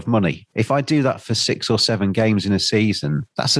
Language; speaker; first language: English; native; English